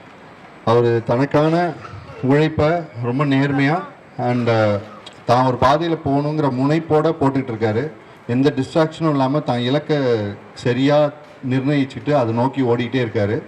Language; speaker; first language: Tamil; native; Tamil